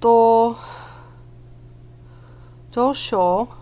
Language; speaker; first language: Japanese; non-native, learner; English